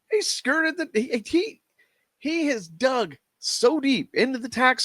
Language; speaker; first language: English; native; English